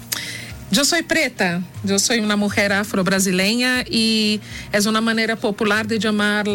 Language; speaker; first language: Spanish; non-native, fluent; Portuguese